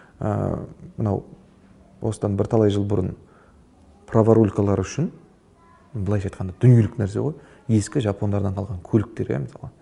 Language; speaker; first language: Kazakh; native; Kazakh